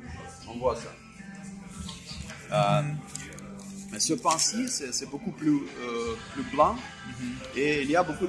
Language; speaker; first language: French; non-native, fluent; Russian